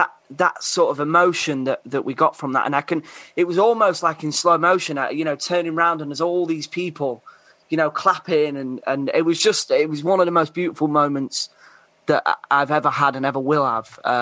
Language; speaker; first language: English; native; English